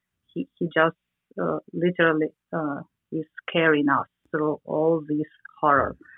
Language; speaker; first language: English; non-native, learner; Russian